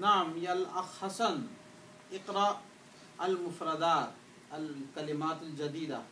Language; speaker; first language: Arabic; non-native, fluent; Urdu